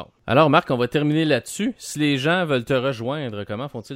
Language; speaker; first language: French; native; French